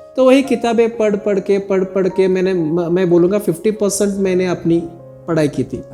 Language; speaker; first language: Hindi; non-native, local second language; Marathi